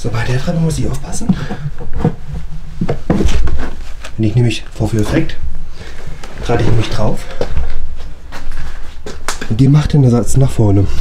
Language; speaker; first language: German; native; German